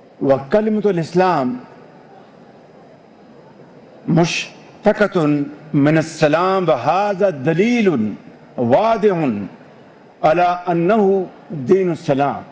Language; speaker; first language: Arabic; non-native, learner; Urdu